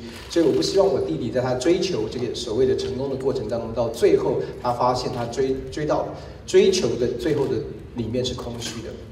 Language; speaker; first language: Chinese; native; Chinese